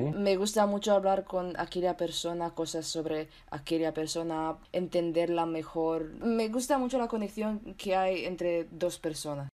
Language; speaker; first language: Spanish; non-native, fluent; Romanian